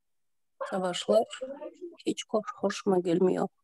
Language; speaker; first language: Turkish; non-native, learner; Kyrgyz